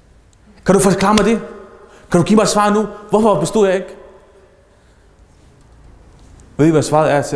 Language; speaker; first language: Danish; early bilingual, other home language; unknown